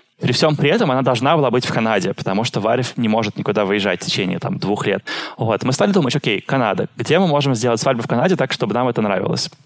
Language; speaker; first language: Russian; native; Russian